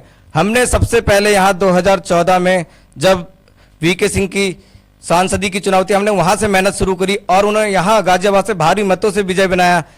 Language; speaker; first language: Hindi; native; Hindi